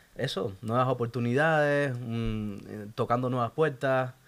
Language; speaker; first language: Spanish; native; Spanish